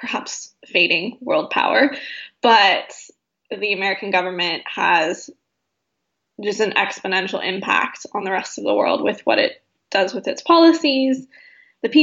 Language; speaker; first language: English; native; English